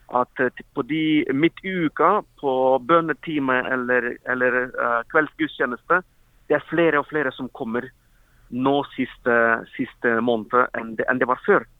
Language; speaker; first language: Norwegian; non-native, fluent; Ukrainian